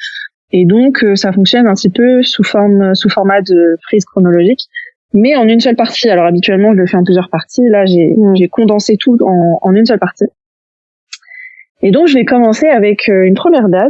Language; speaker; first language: French; native; French